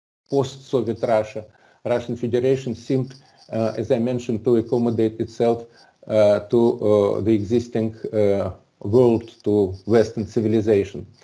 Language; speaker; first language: English; non-native, fluent; Russian